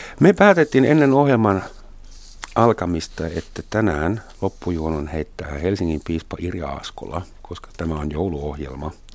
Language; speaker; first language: Finnish; non-native, fluent; German